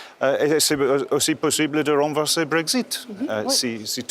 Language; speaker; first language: French; non-native, fluent; English